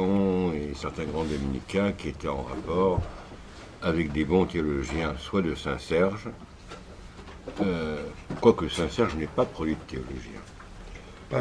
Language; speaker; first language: French; native; French